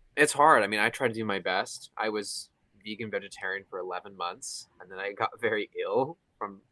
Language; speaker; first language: English; native; English